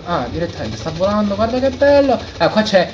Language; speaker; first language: Italian; native; Italian